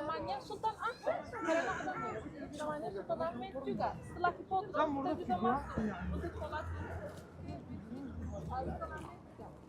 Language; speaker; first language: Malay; non-native, fluent; Turkish